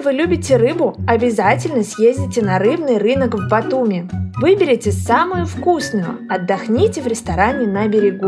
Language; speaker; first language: Russian; native; Russian